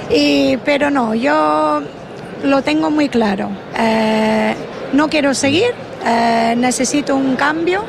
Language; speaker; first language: Spanish; non-native, fluent; English